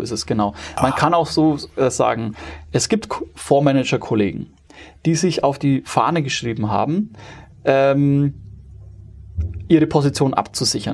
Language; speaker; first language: German; native; German